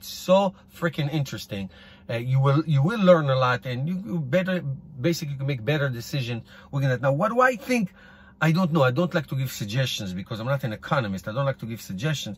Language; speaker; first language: English; non-native, fluent; Hebrew